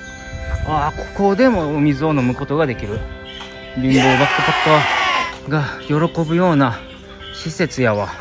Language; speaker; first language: Japanese; native; Japanese